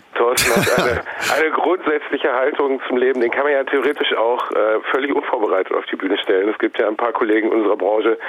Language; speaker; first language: German; native; German